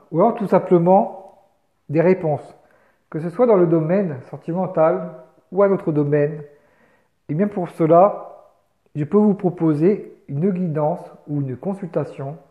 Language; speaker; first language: French; native; French